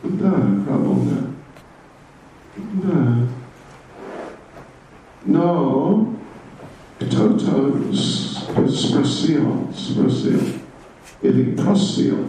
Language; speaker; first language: Russian; non-native, learner; English